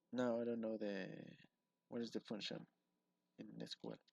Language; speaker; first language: English; non-native, learner; Spanish